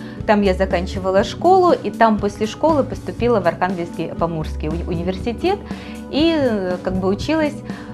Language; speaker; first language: Russian; native; Russian